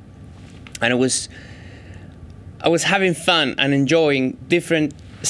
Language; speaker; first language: English; non-native, fluent; Spanish